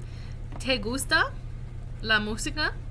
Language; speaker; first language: Spanish; non-native, fluent; English